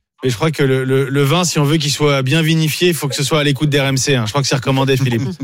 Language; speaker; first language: French; native; French